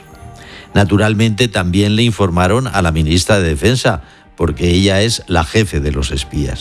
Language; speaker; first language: Spanish; native; Spanish